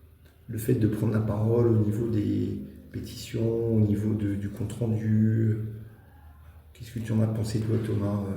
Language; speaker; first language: French; native; French